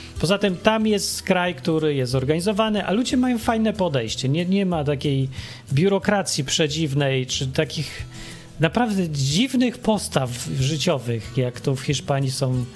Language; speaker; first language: Polish; native; Polish